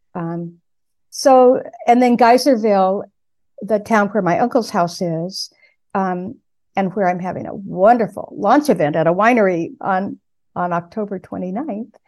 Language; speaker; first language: English; native; English